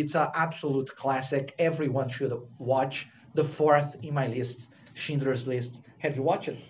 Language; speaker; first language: English; non-native, fluent; Portuguese